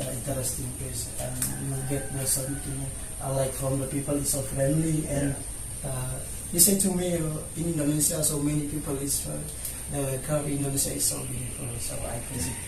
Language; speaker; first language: English; non-native, learner; Indonesian